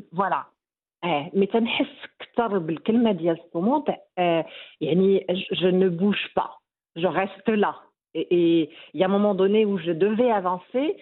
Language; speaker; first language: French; non-native, local second language; Arabic